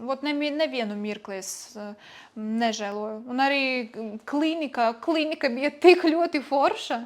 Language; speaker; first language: Latvian; non-native, local second language; Russian